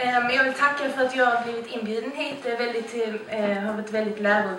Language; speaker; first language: Swedish; native; Swedish